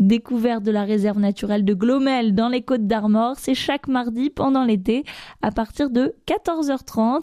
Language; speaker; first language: French; native; French